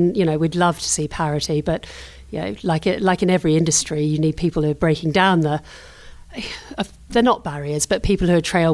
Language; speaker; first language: English; native; English